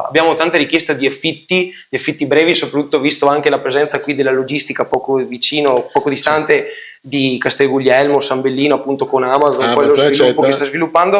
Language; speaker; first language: Italian; native; Italian